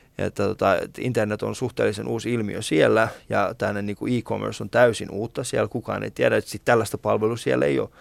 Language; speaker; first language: Finnish; early bilingual, other home language; Persian